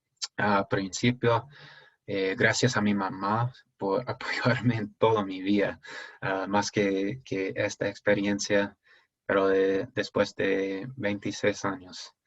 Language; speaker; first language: Spanish; non-native, fluent; English